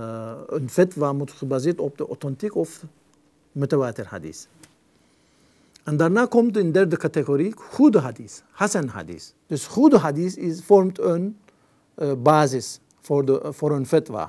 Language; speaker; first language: Dutch; non-native, fluent; Turkish